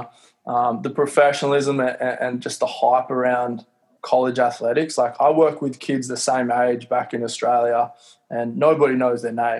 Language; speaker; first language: English; native; English